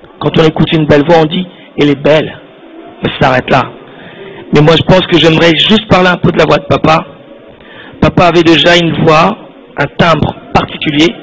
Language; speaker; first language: French; non-native, local second language; Lingala